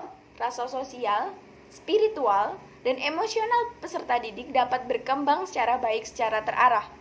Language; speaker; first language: Indonesian; native; Indonesian